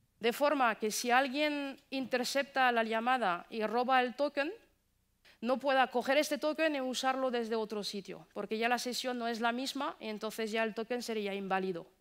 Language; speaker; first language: Spanish; non-native, fluent; French